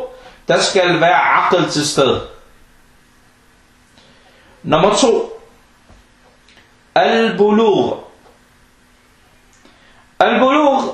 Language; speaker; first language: Danish; non-native, fluent; Arabic